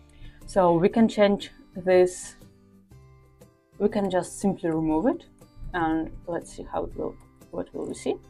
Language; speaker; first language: English; non-native, fluent; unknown